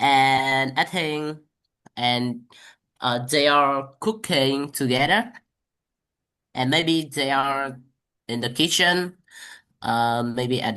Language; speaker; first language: English; non-native, learner; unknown